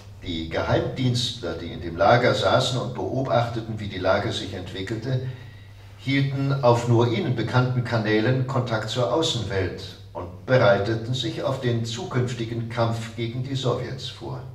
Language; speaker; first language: German; native; German